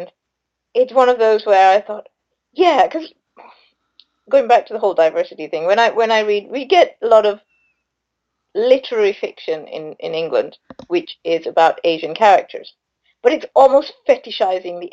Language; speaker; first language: English; non-native, local second language; Sinhala